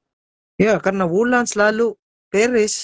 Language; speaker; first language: Indonesian; non-native, learner; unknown